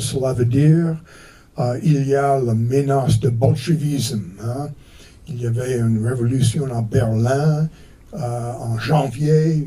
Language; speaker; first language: French; non-native, fluent; English